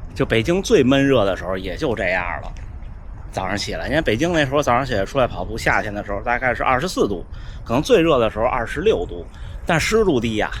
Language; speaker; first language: Chinese; native; Chinese